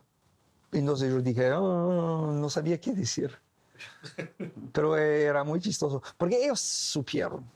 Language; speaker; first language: Spanish; non-native, learner; English